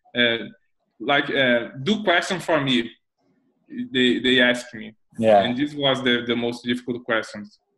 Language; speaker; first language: English; non-native, learner; Portuguese